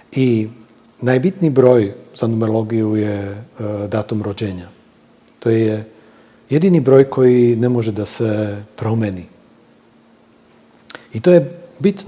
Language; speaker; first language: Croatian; non-native, fluent; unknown